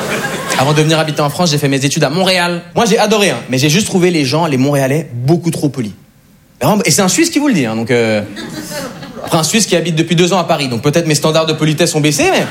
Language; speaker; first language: French; native; French